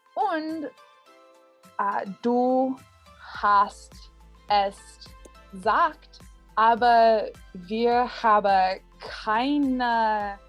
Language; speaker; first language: German; non-native, learner; English